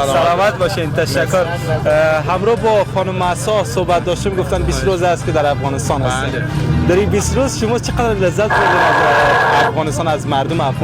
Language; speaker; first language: Persian; native; Persian